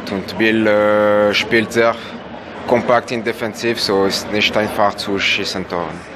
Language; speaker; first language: German; non-native, local second language; French